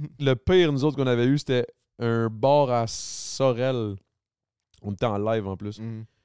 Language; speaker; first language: French; native; French